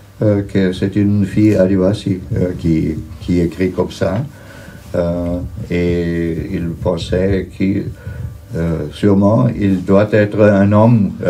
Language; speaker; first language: French; non-native, fluent; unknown